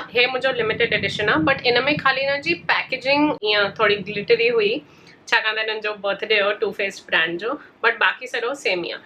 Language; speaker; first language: Sindhi; early bilingual, heritage; Sindhi